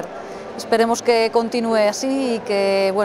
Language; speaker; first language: Spanish; native; Spanish